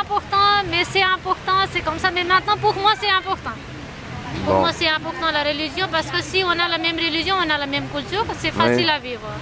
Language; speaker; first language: French; non-native, learner; Nepali